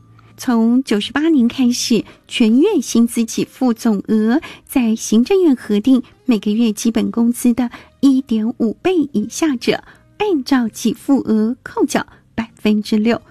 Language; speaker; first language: Chinese; native; Chinese